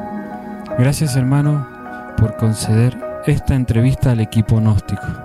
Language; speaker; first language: Spanish; native; Spanish